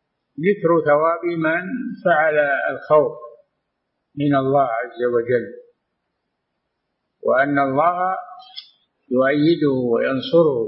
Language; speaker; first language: Arabic; native; Arabic